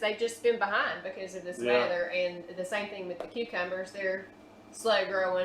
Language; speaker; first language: English; native; English